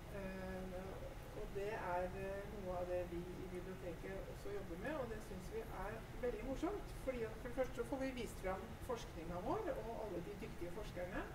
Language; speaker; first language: Norwegian; native; Norwegian